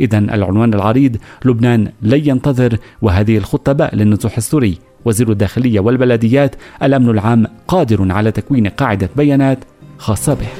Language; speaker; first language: Arabic; native; Arabic